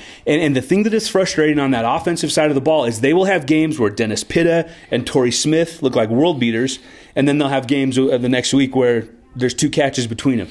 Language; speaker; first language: English; native; English